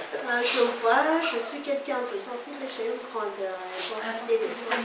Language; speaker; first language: French; non-native, local second language; Malagasy